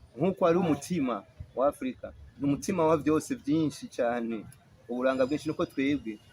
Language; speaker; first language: Rundi; early bilingual, heritage; Rundi